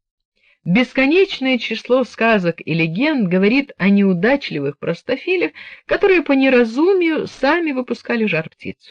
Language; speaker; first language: Russian; native; Russian